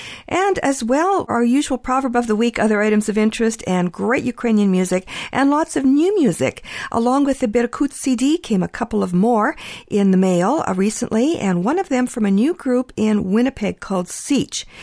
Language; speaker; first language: English; early bilingual, other home language; Ukrainian